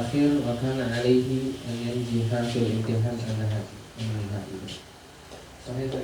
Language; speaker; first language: Arabic; non-native, learner; Indonesian